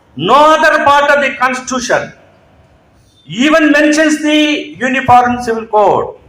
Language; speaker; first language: English; non-native, local second language; Kannada